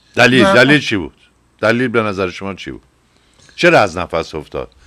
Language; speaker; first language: Persian; native; Persian